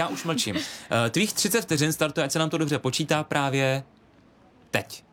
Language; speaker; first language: Czech; native; Czech